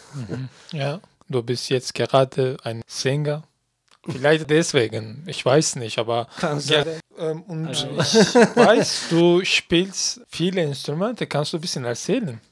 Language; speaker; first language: German; non-native, learner; Kurdish